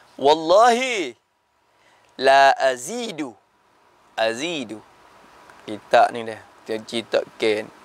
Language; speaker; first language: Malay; native; Malay